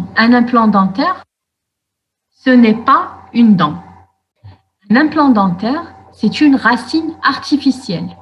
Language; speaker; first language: French; non-native, local second language; Arabic